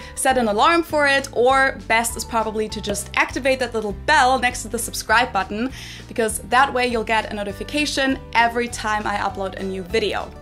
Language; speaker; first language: English; non-native, fluent; German